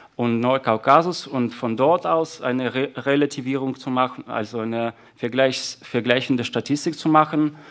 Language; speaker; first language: German; non-native, fluent; Russian